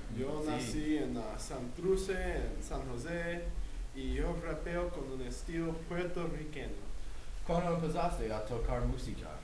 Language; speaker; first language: Spanish; non-native, learner; English